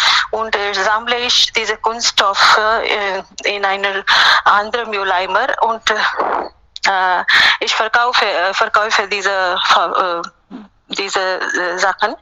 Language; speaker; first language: German; non-native, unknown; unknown